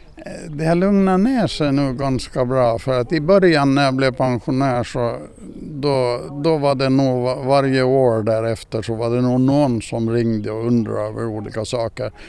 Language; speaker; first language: Swedish; native; Swedish